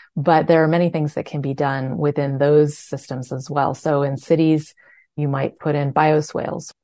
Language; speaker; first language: English; native; English